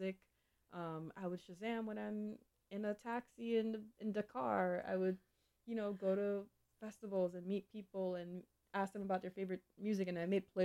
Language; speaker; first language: English; non-native, local second language; Igbo